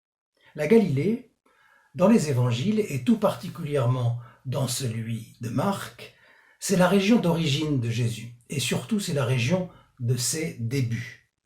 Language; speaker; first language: French; native; French